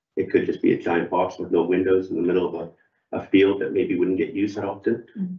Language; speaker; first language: English; native; English